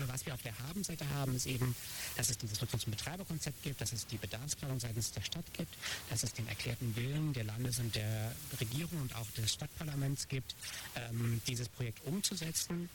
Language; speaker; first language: German; native; German